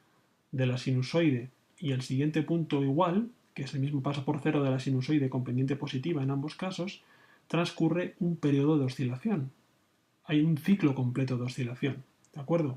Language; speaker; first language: Spanish; native; Spanish